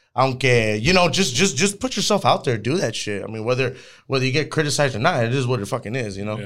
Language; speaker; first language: English; early bilingual, other home language; Spanish